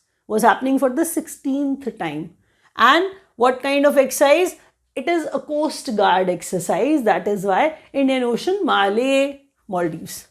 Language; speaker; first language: English; non-native, local second language; Hindi